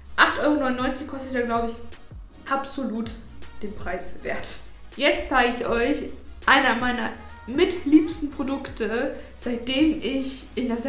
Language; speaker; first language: German; native; German